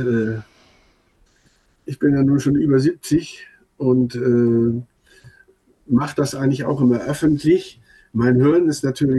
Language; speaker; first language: German; non-native, local second language; Low German